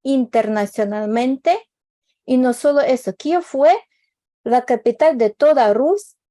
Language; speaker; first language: Spanish; non-native, fluent; Ukrainian